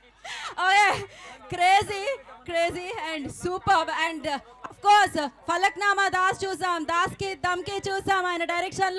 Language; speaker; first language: Telugu; native; Telugu